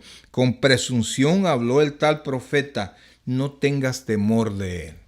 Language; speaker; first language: Spanish; native; Spanish